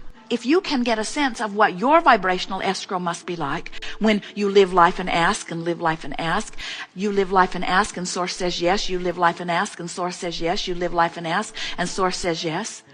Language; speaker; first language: English; native; English